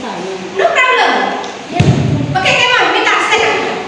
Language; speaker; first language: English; non-native, learner; Indonesian